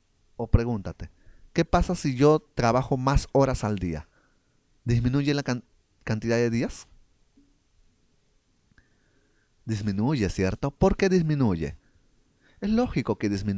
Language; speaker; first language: Spanish; native; Spanish